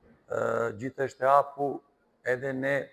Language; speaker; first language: Albanian; non-native, learner; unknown